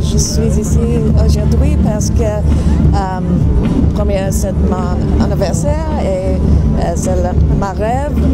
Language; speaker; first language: French; non-native, learner; English